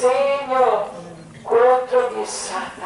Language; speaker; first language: Italian; non-native, learner; Croatian